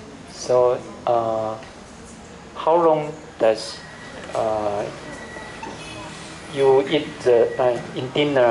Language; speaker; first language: English; non-native, learner; Chinese